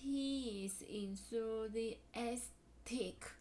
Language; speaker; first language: English; non-native, learner; Chinese